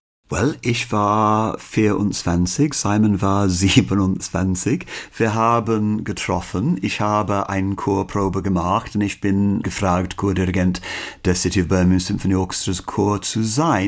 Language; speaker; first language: German; non-native, learner; English